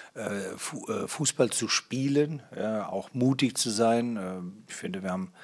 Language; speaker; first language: German; native; German